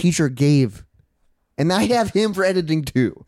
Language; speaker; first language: English; native; English